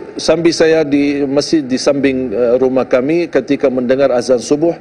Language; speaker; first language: Indonesian; non-native, fluent; Arabic